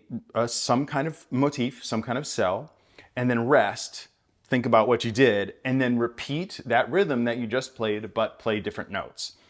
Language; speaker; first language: English; native; English